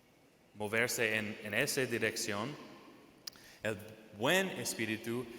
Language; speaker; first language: Spanish; non-native, fluent; English